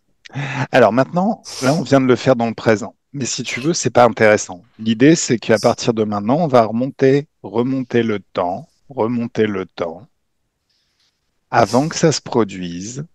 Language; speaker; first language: French; native; French